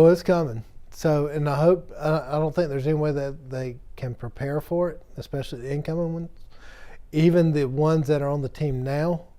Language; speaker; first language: English; native; English